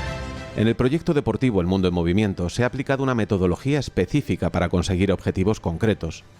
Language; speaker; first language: Spanish; native; Spanish